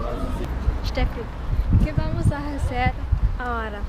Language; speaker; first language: Spanish; non-native, learner; German